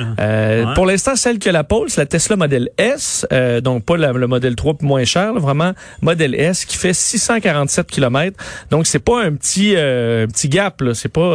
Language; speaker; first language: French; native; French